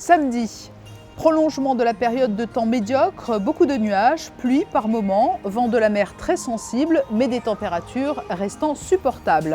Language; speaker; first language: French; native; French